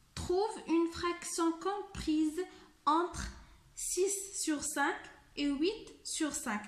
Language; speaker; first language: French; non-native, local second language; Arabic